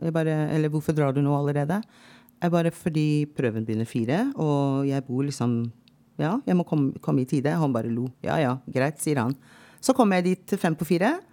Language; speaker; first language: Norwegian; non-native, fluent; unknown